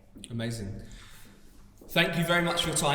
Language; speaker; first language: English; native; English